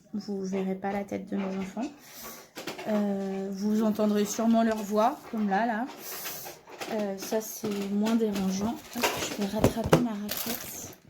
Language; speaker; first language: French; native; French